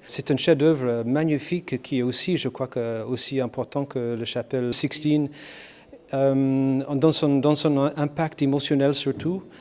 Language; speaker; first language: French; non-native, fluent; English